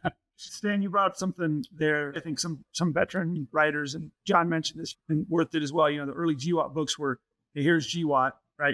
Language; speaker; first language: English; native; English